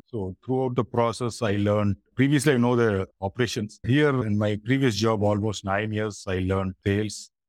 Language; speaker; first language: English; non-native, local second language; Tamil